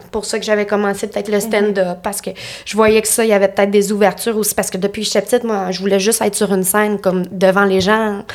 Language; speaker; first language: French; native; French